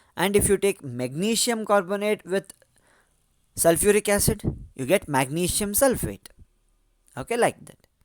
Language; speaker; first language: English; non-native, local second language; Kannada